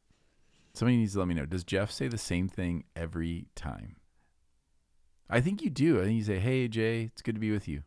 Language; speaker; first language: English; native; English